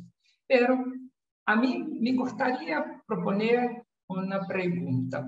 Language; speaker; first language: Spanish; non-native, learner; Portuguese